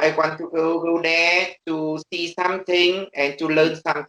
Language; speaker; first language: English; non-native, learner; Vietnamese